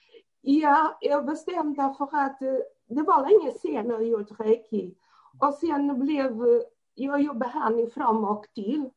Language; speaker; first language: Swedish; non-native, fluent; Portuguese